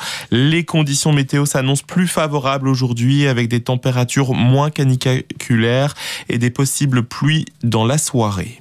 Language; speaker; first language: French; native; French